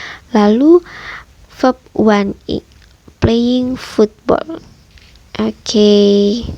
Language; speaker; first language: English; non-native, fluent; Indonesian